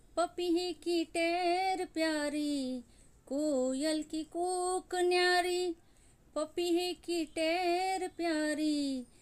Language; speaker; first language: Hindi; non-native, local second language; Gujarati